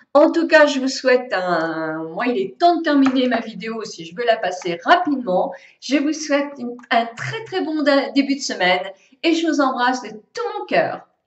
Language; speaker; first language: French; native; French